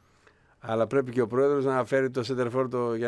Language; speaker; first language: Greek; native; Greek